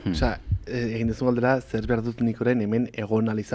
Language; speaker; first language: Basque; native; Basque